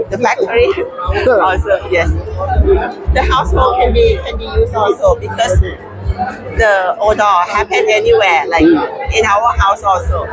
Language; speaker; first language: English; non-native, fluent; Thai